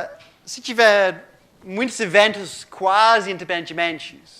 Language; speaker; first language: Portuguese; non-native, fluent; English